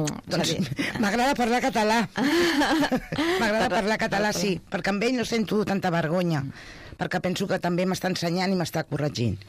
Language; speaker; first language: Catalan; non-native, local second language; Spanish